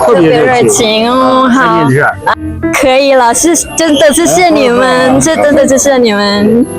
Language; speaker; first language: Chinese; non-native, learner; Thai